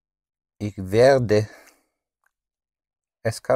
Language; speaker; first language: German; non-native, learner; English